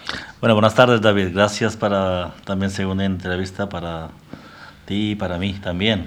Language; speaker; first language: Spanish; non-native, learner; Bangla